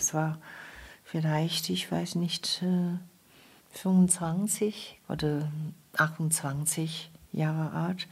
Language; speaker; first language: German; non-native, fluent; Chinese